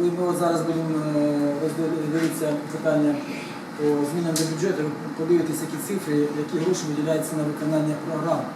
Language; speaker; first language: Ukrainian; native; Ukrainian